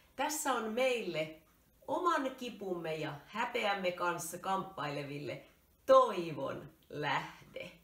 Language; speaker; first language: Finnish; native; Finnish